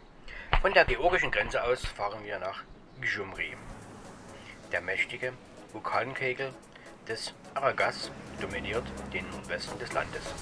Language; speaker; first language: German; native; German